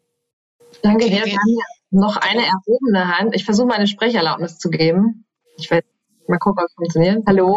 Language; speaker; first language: German; native; German